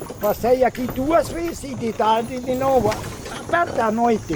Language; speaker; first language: Portuguese; non-native, local second language; German